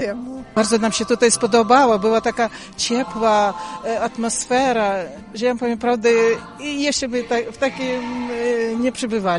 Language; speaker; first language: Polish; early bilingual, heritage; Polish